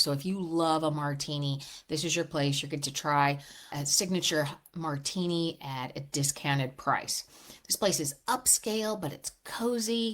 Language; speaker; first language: English; native; English